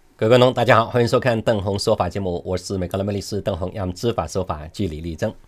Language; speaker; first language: Chinese; non-native, local second language; Cantonese